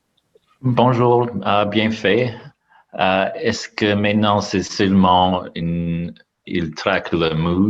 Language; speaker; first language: French; non-native, learner; English